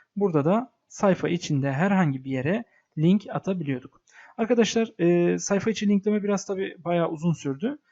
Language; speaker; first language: Turkish; native; Turkish